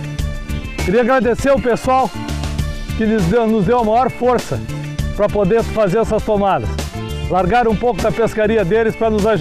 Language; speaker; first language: Portuguese; native; Portuguese